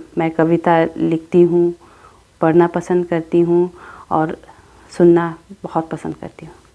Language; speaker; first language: Hindi; non-native, local second language; Adi